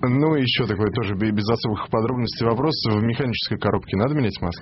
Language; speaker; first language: Russian; native; Russian